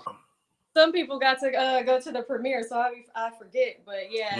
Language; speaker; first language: English; native; English